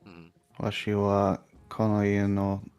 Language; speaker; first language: Japanese; non-native, learner; English